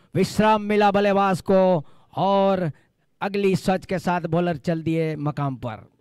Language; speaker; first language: Hindi; non-native, local second language; Gujarati